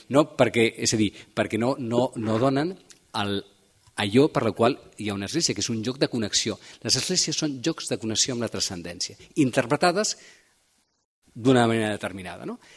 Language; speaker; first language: Catalan; native; Catalan